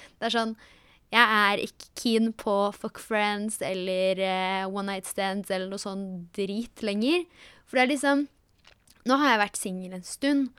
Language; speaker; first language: Norwegian; early bilingual, other home language; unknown